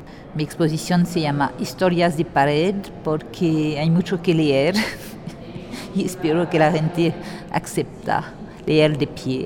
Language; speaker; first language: Spanish; non-native, fluent; French